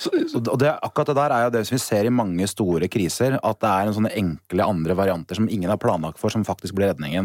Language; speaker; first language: Norwegian; native; Norwegian